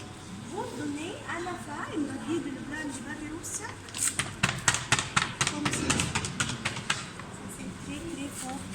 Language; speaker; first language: French; non-native, learner; Arabic